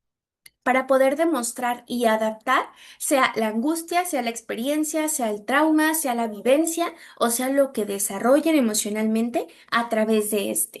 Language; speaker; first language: Spanish; native; Spanish